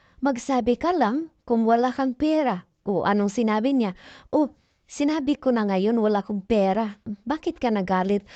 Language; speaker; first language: Filipino; non-native, local second language; Cebuano